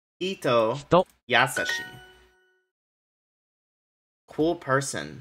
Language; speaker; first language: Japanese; non-native, learner; English